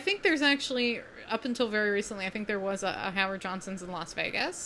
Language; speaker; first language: English; native; English